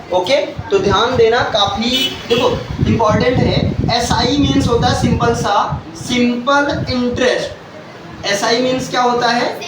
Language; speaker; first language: Hindi; native; Hindi